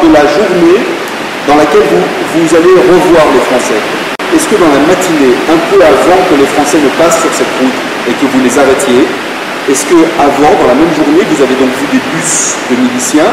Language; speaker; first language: French; native; French